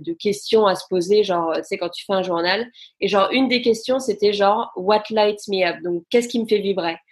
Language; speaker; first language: French; native; French